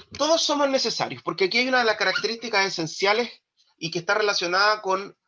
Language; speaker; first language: Spanish; native; Spanish